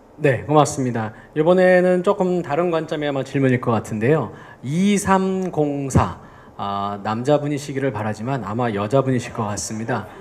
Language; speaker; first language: Korean; native; Korean